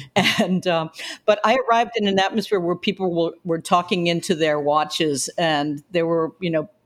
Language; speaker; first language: English; native; English